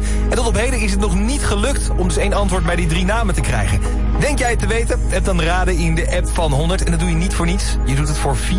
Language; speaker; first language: Dutch; native; Dutch